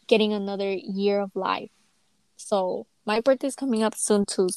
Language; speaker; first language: English; native; English